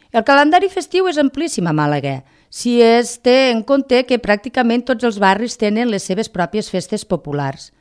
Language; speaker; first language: Catalan; native; Catalan